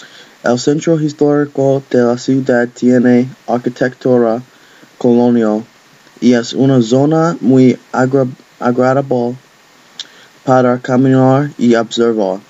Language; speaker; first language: Spanish; non-native, learner; English